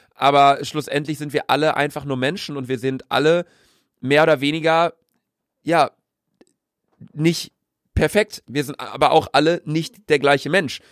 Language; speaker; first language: German; native; German